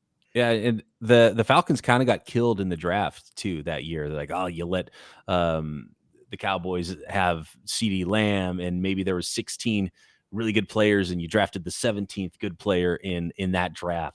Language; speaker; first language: English; native; English